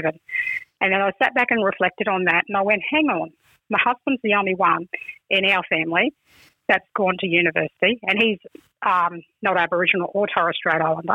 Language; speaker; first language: English; native; English